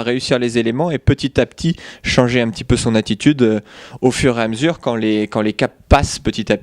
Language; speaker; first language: French; native; French